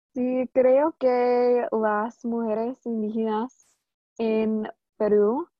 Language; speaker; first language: Spanish; non-native, learner; English